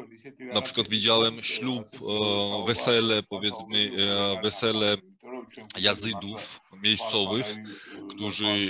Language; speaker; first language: Polish; non-native, fluent; Georgian